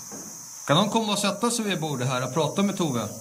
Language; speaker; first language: Swedish; native; Swedish